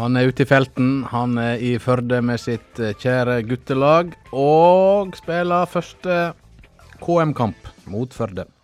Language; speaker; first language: Norwegian; native; Norwegian